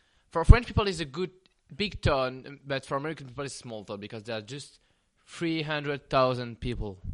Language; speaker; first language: English; non-native, learner; French